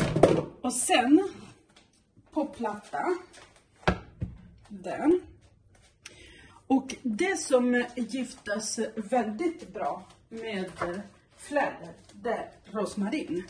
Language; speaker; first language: Swedish; non-native, fluent; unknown